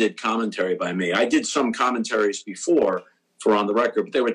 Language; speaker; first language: English; native; English